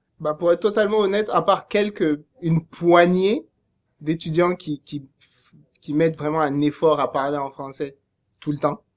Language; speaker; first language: French; native; French